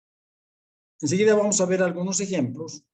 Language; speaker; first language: Spanish; native; Spanish